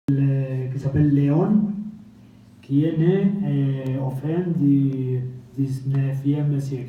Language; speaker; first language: French; non-native, fluent; Spanish